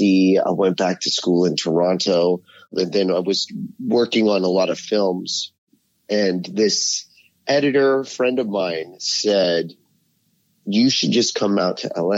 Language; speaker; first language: English; native; English